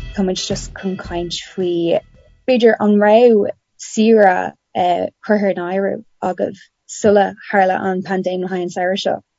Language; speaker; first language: Irish; non-native, local second language; English